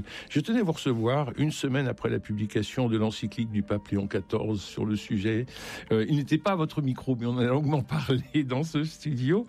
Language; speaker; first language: French; native; French